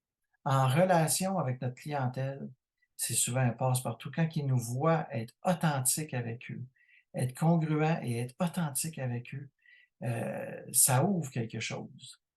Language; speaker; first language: French; native; French